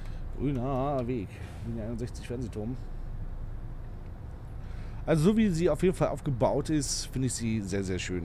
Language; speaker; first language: German; native; German